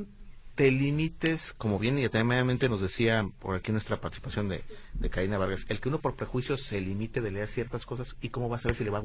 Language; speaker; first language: Spanish; native; Spanish